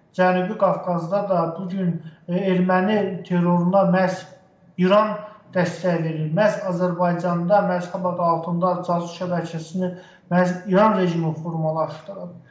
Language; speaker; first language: Azerbaijani; native; Azerbaijani